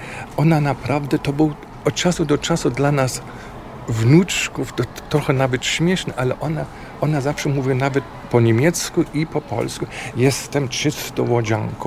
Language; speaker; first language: Polish; non-native, fluent; German